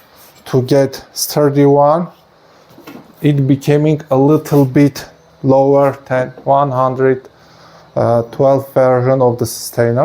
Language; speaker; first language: English; non-native, fluent; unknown